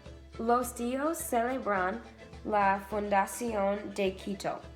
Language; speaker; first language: Spanish; non-native, learner; English